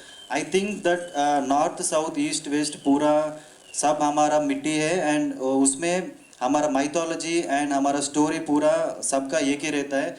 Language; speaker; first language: Hindi; non-native, local second language; Telugu